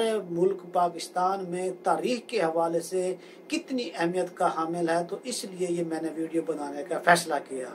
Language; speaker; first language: Urdu; native; Urdu